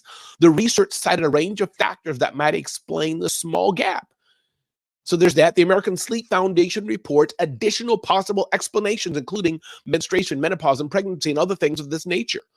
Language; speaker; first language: English; native; English